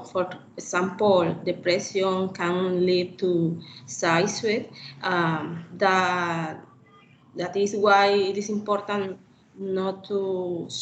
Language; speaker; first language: English; non-native, learner; Spanish